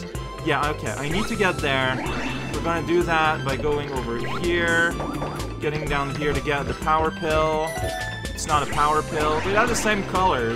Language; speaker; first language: English; native; English